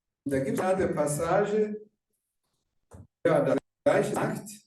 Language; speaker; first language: German; non-native, fluent; Rundi